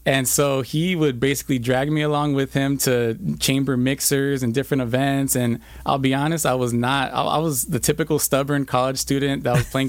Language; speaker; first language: English; native; English